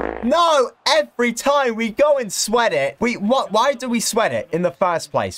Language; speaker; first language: English; native; English